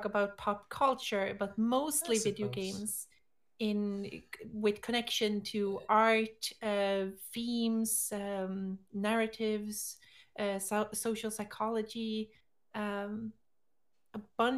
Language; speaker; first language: English; non-native, fluent; Swedish